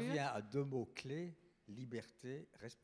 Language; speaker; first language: French; native; French